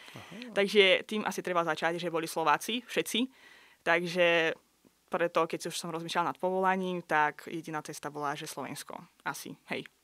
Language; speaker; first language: Slovak; non-native, fluent; Azerbaijani